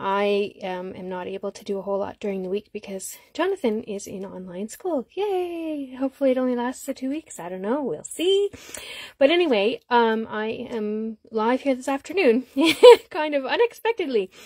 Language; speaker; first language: English; native; English